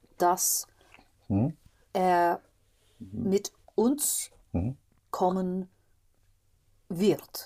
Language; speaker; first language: German; non-native, learner; English